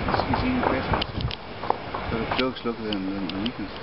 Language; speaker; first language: English; non-native, learner; Arabic